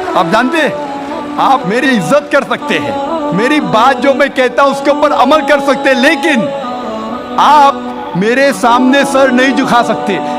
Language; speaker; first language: Hindi; non-native, local second language; Konkani